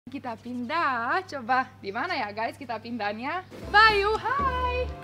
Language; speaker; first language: Indonesian; non-native, fluent; Romanian